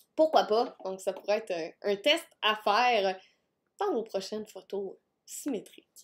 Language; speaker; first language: French; native; French